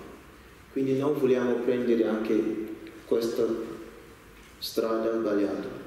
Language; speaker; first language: Italian; non-native, learner; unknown